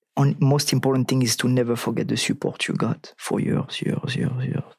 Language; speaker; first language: English; non-native, fluent; French